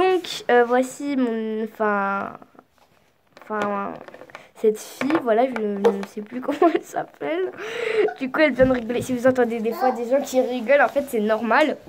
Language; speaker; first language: French; native; French